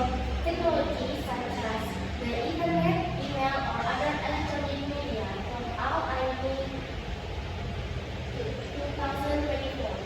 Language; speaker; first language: English; non-native, learner; Indonesian